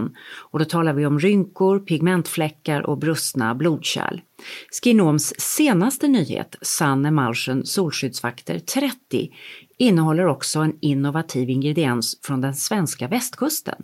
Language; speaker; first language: Swedish; native; Swedish